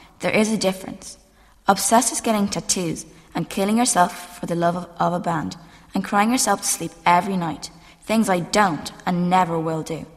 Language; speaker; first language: English; native; English